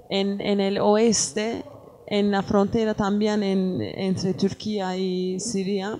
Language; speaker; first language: Spanish; non-native, learner; Kurdish